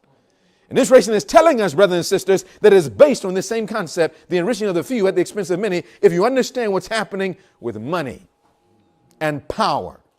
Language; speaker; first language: English; native; English